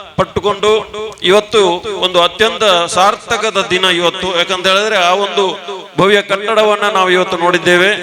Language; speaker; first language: Kannada; native; Kannada